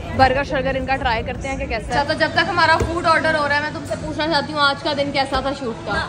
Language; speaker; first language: Urdu; native; Urdu